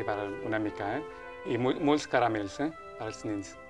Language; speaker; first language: Catalan; non-native, local second language; Spanish